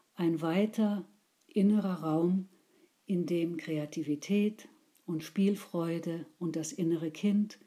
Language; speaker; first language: German; native; German